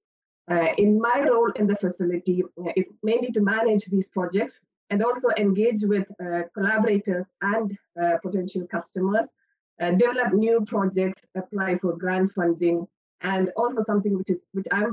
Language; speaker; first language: English; non-native, local second language; Malayalam